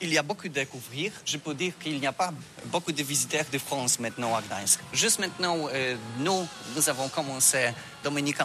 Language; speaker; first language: French; non-native, learner; Polish